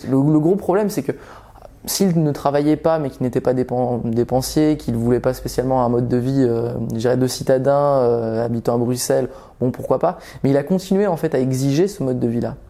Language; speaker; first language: French; early bilingual, other home language; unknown